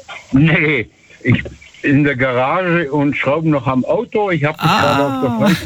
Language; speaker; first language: German; native; German